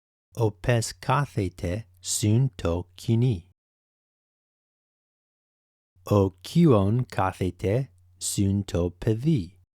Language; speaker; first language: Greek; non-native, fluent; English